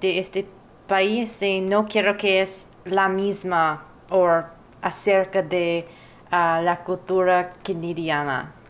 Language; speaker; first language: Spanish; non-native, learner; English